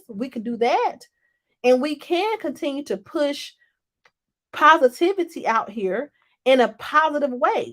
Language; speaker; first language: English; native; English